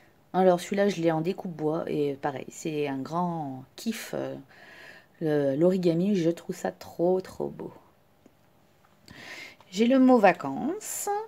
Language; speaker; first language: French; native; French